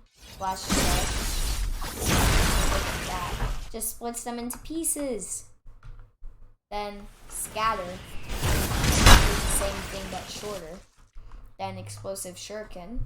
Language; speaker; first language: English; native; English